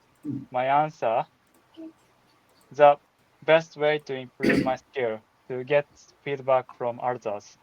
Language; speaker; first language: English; non-native, learner; Japanese